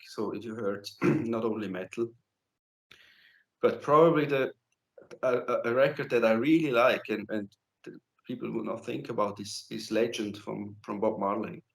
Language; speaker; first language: English; non-native, fluent; German